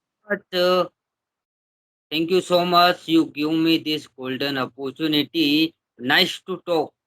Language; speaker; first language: English; non-native, learner; Hindi